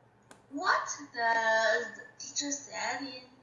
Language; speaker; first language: English; non-native, learner; Chinese